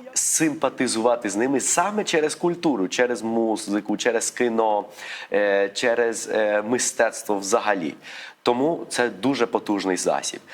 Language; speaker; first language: Ukrainian; early bilingual, other home language; Spanish